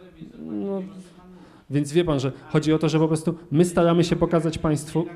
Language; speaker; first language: Polish; native; Polish